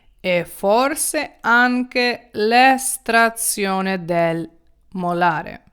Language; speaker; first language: Italian; non-native, fluent; Ukrainian